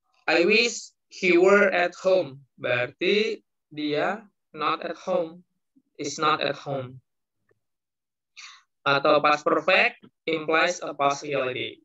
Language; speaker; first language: English; non-native, fluent; Indonesian